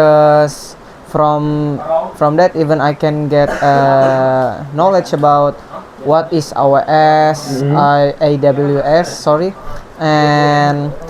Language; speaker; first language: English; non-native, learner; Indonesian